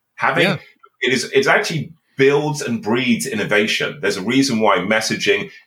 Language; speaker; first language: English; native; English